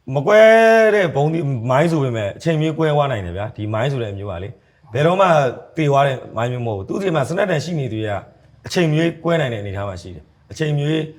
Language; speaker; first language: Burmese; native; Burmese